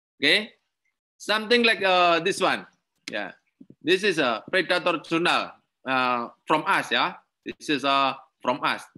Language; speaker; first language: English; non-native, learner; Indonesian